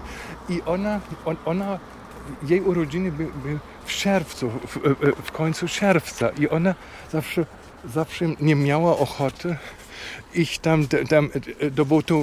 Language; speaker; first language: Polish; non-native, fluent; German